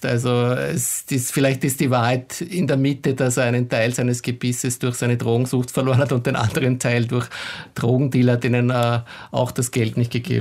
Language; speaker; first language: German; native; German